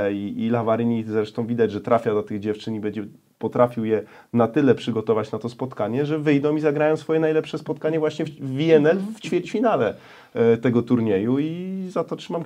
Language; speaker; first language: Polish; native; Polish